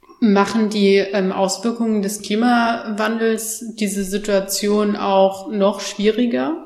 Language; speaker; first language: German; native; German